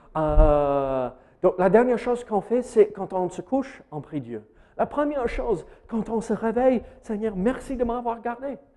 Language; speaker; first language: French; non-native, fluent; English